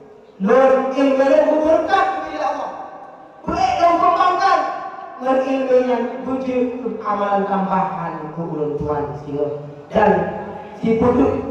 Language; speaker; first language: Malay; non-native, local second language; Achinese